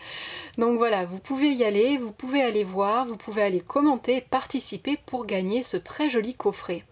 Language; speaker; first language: French; native; French